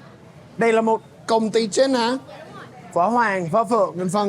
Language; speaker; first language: Vietnamese; non-native, fluent; English